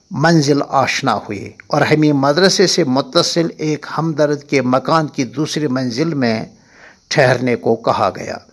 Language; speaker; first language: Urdu; non-native, local second language; Kashmiri